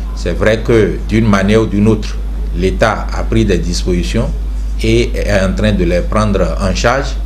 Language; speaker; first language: French; native; French